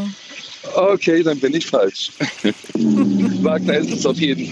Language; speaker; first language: German; native; German